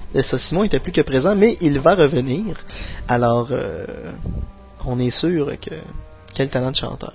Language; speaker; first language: French; native; French